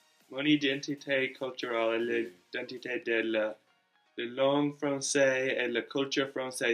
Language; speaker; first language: French; non-native, learner; English